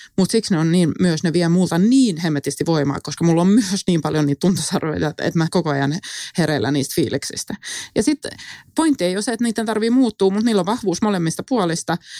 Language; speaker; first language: Finnish; non-native, local second language; Swedish